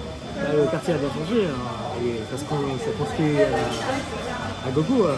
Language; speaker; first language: French; non-native, fluent; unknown